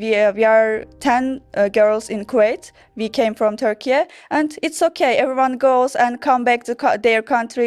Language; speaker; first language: English; non-native, learner; Turkish